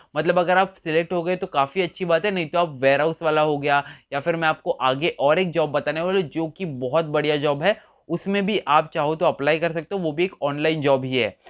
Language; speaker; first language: Hindi; native; Hindi